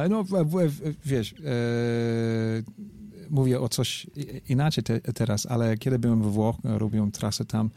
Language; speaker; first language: Polish; non-native, learner; English